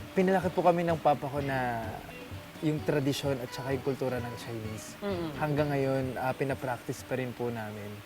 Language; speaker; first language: Filipino; native; Filipino